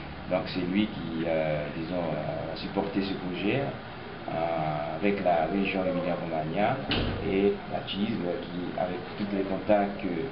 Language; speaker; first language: French; non-native, local second language; Haitian Creole